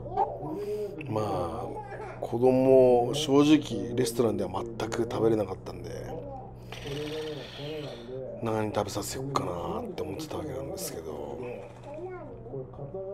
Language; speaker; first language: Japanese; native; Japanese